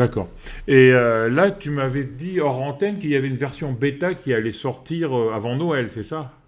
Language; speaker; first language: French; native; French